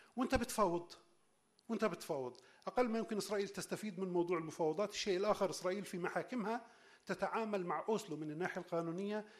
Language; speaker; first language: Arabic; native; Arabic